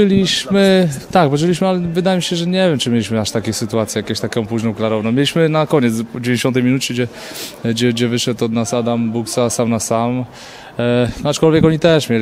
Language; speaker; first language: Polish; native; Polish